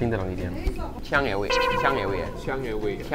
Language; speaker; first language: Chinese; non-native, fluent; English